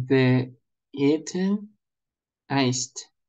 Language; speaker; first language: Dutch; non-native, learner; Russian